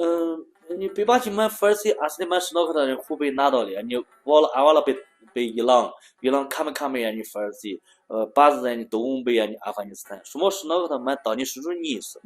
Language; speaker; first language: Persian; non-native, learner; Chinese